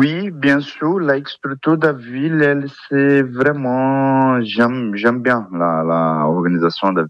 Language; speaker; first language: French; non-native, learner; Portuguese